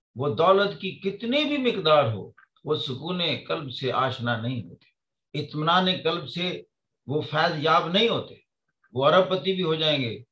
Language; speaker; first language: Urdu; non-native, local second language; Punjabi